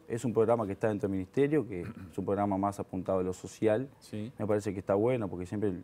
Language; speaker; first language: Spanish; native; Spanish